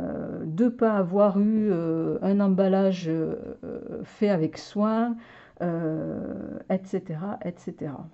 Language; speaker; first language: French; native; French